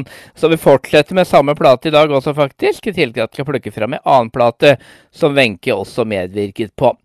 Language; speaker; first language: Norwegian; native; Norwegian